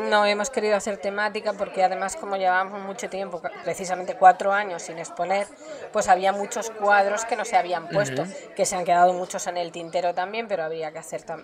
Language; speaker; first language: Spanish; native; Spanish